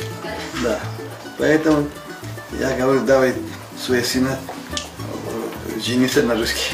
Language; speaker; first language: Russian; non-native, learner; Persian